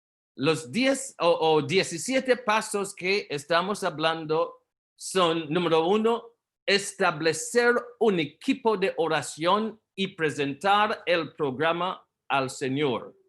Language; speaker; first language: Spanish; non-native, learner; Portuguese